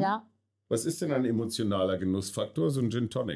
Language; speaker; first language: German; native; German